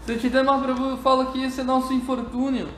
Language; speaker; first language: Portuguese; native; Portuguese